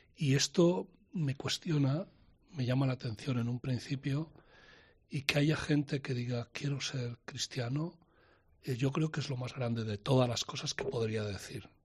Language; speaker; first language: Spanish; native; Spanish